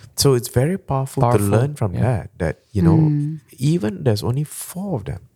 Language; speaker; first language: English; non-native, local second language; Malay